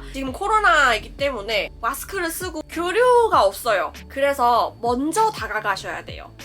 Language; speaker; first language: Korean; non-native, fluent; Chinese